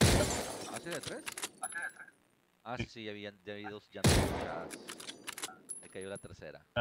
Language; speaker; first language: Spanish; native; Spanish